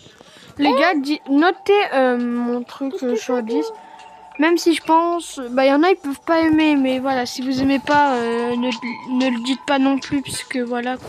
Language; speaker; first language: French; native; French